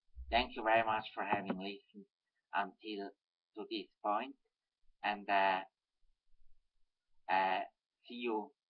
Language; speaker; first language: English; non-native, fluent; Swiss German